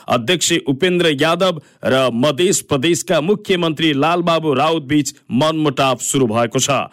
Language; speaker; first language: Nepali; native; Nepali